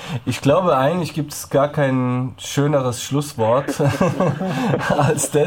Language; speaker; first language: German; native; German